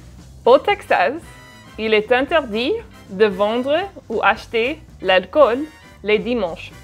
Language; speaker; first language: French; non-native, fluent; English